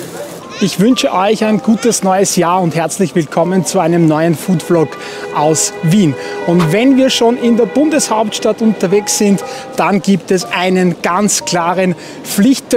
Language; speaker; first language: German; native; German